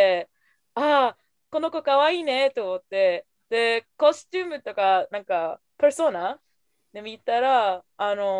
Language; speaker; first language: Japanese; non-native, fluent; English